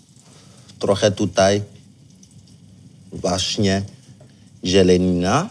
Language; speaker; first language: Polish; non-native, learner; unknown